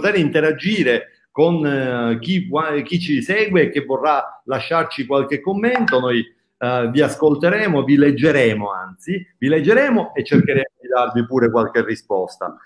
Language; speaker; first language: Italian; native; Italian